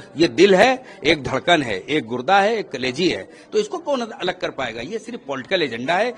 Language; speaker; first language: Hindi; native; Hindi